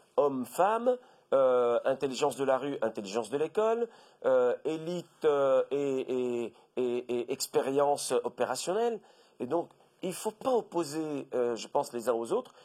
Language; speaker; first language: French; non-native, local second language; Arabic